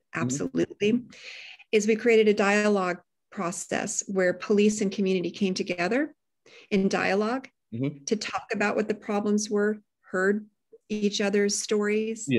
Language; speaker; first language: English; native; English